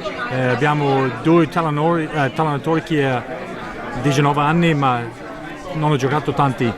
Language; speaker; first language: Italian; non-native, learner; English